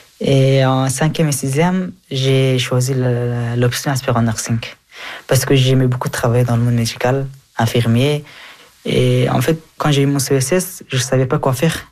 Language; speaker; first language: French; early bilingual, other home language; Hazaragi